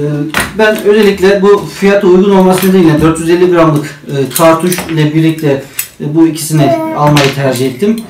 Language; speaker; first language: Turkish; native; Turkish